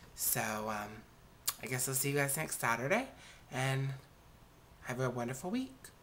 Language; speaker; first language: English; native; English